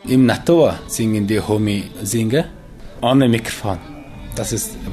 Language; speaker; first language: German; non-native, learner; Mongolian